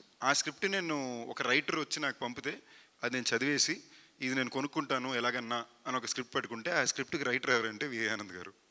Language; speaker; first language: Telugu; native; Telugu